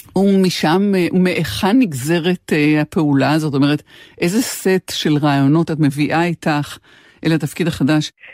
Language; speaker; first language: Hebrew; native; Hebrew